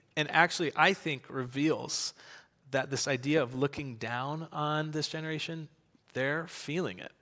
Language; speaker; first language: English; native; English